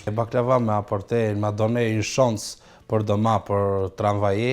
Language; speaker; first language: French; non-native, learner; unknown